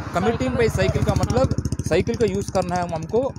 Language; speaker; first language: Hindi; non-native, local second language; Tamil